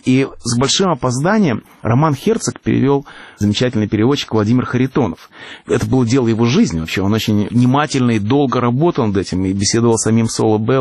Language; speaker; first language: Russian; native; Russian